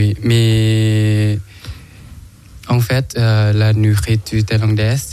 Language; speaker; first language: French; non-native, learner; Thai